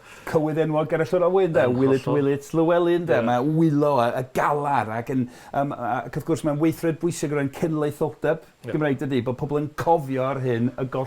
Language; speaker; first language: Welsh; non-native, fluent; English